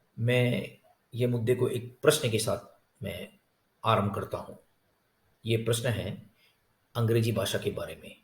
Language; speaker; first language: Hindi; non-native, local second language; Tamil